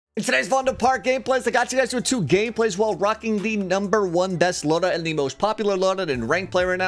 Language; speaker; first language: English; native; English